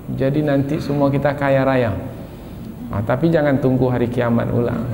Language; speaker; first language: Malay; native; Malay